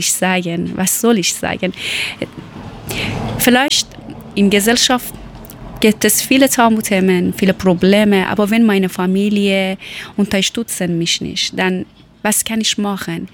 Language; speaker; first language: German; non-native, learner; Persian